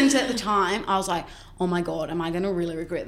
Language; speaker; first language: English; native; English